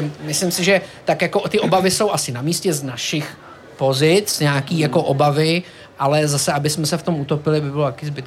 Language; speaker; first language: Czech; native; Czech